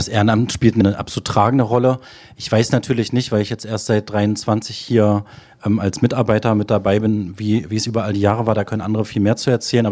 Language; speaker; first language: German; native; German